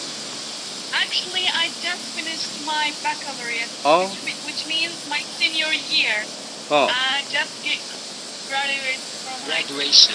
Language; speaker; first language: English; non-native, local second language; Arabic